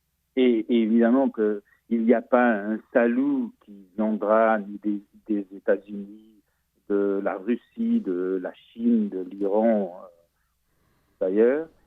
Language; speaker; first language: French; non-native, fluent; Portuguese